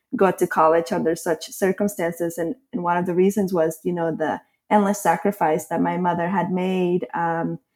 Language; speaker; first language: English; non-native, fluent; Spanish